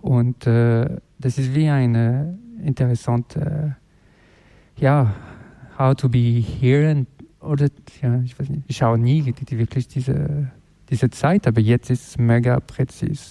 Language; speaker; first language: German; non-native, fluent; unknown